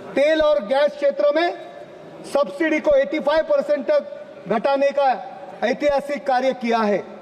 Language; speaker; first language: Hindi; non-native, local second language; Marathi